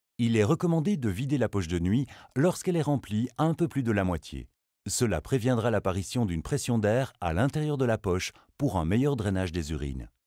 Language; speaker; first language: French; native; French